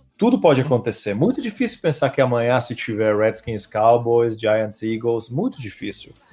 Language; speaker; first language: Portuguese; non-native, fluent; Italian